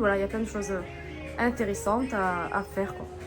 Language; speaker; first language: French; native; French